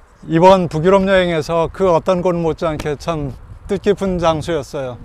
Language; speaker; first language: Korean; native; Korean